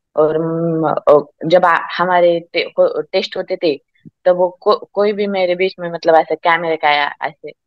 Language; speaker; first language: Hindi; non-native, local second language; Marathi